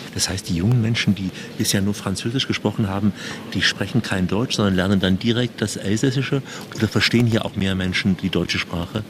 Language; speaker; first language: German; native; German